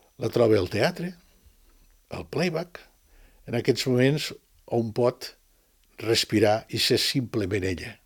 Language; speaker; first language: Catalan; native; Catalan